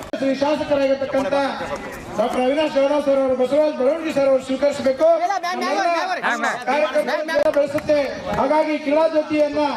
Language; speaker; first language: Kannada; non-native, local second language; Lambadi